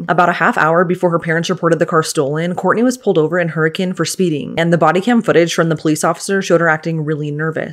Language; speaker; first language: English; native; English